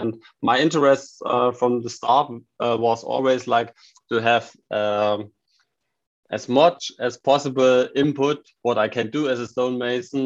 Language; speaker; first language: English; non-native, fluent; German